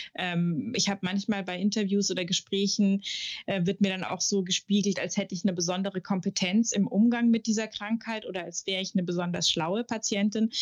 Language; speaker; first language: German; native; German